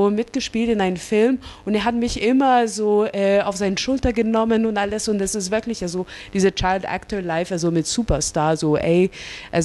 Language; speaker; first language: German; non-native, fluent; English